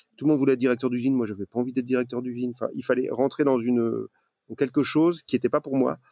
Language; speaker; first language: French; native; French